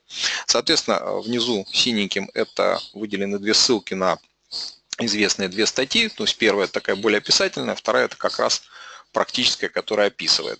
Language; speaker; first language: Russian; native; Russian